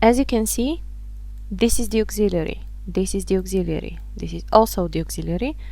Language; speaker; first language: English; non-native, fluent; Bulgarian